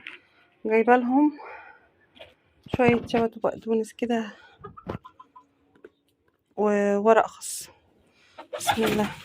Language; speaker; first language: Arabic; native; Arabic